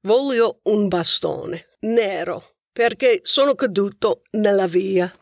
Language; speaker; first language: Italian; non-native, learner; English